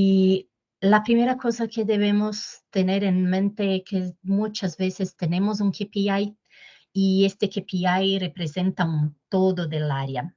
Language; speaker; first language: Spanish; non-native, fluent; Portuguese